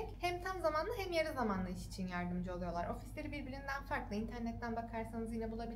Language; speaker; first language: Turkish; native; Turkish